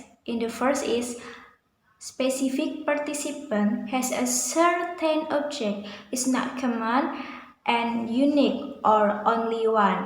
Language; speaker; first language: English; non-native, learner; Indonesian